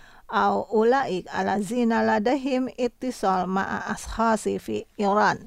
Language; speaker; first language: Arabic; non-native, fluent; Indonesian